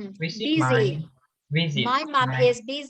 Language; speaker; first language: English; non-native, learner; Vietnamese